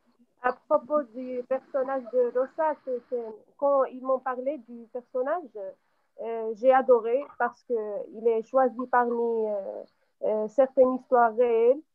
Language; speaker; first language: French; non-native, local second language; Arabic